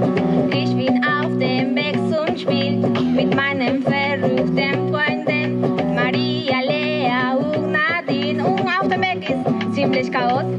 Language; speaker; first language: German; non-native, learner; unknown